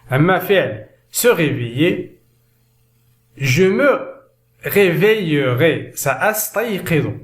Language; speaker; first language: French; non-native, local second language; Arabic